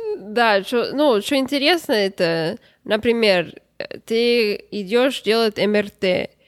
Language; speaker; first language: Russian; early bilingual, heritage; Russian